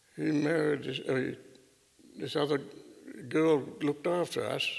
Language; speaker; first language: English; native; English